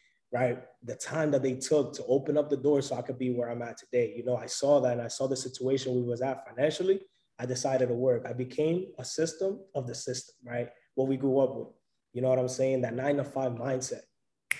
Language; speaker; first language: English; native; English